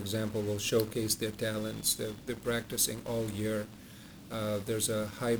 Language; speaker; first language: English; non-native, local second language; Punjabi